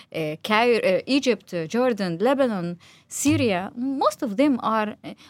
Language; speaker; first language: English; non-native, fluent; Arabic